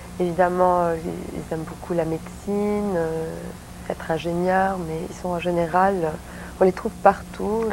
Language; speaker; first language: French; native; French